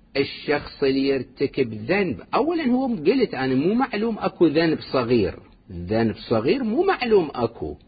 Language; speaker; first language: Arabic; native; Arabic